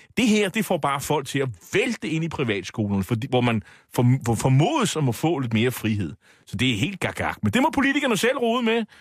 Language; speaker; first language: Danish; native; Danish